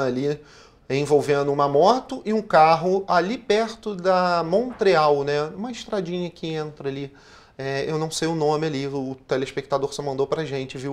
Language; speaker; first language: Portuguese; native; Portuguese